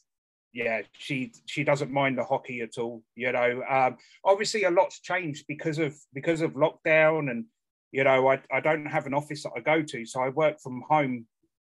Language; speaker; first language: English; native; English